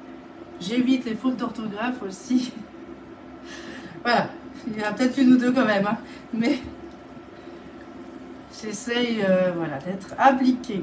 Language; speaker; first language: French; native; French